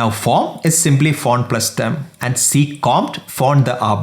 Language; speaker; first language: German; non-native, fluent; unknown